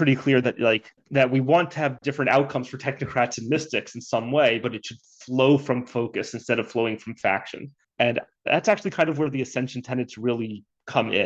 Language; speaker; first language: English; native; English